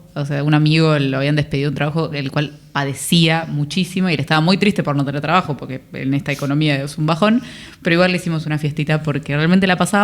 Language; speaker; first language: Spanish; native; Spanish